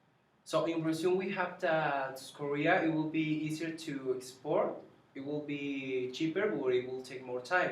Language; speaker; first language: English; non-native, learner; Spanish